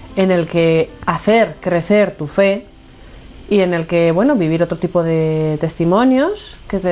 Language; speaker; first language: Spanish; native; Spanish